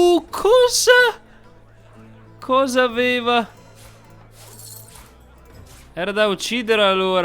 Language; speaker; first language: Italian; native; Italian